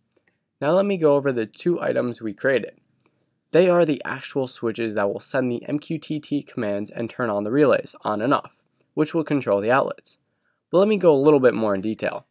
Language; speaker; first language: English; native; English